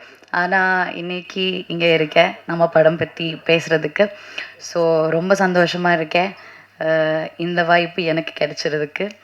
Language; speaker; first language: Tamil; non-native, learner; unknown